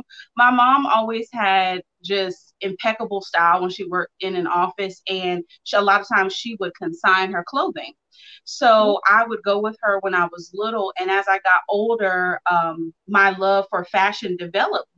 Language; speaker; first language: English; native; English